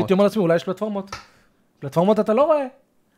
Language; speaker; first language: Hebrew; native; Hebrew